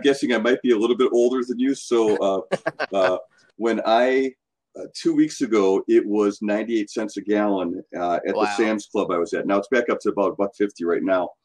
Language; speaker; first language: English; native; English